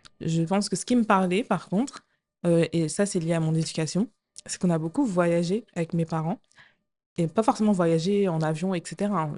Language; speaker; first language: French; native; French